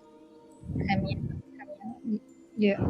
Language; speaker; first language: French; non-native, learner; Spanish